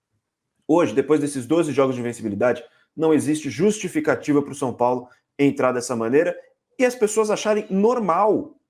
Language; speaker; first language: Portuguese; native; Portuguese